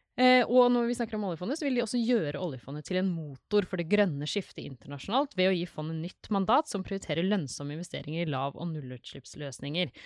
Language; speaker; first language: Norwegian; native; Norwegian